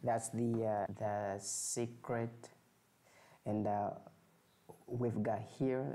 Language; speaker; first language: English; non-native, fluent; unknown